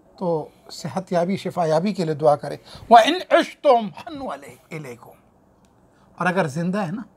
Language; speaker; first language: Urdu; native; Urdu